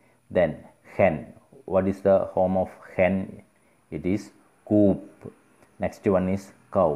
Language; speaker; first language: English; non-native, local second language; Malayalam